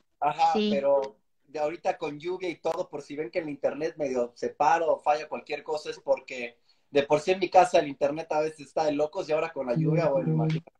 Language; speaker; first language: Spanish; native; Spanish